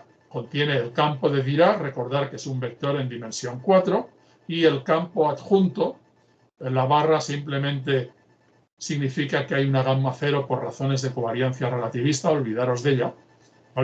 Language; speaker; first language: Spanish; native; Spanish